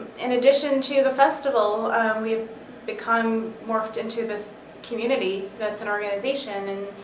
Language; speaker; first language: English; native; English